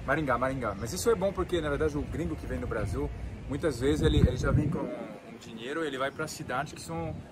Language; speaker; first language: Portuguese; non-native, fluent; French